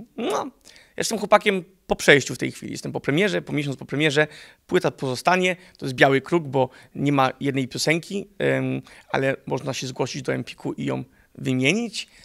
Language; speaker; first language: Polish; early bilingual, heritage; Polish